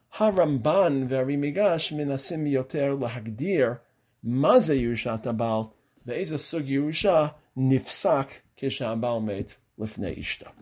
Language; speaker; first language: Hebrew; non-native, fluent; English